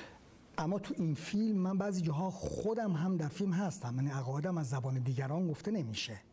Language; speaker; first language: Persian; native; Persian